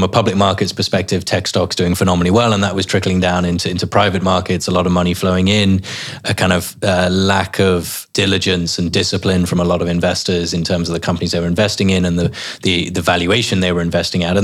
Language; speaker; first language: English; native; English